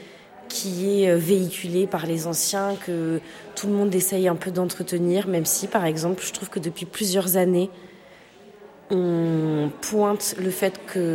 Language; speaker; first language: French; native; French